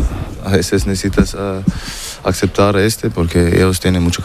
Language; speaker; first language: Spanish; non-native, learner; German